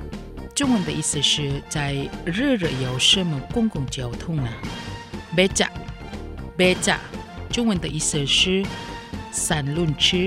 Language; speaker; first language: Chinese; early bilingual, heritage; Chinese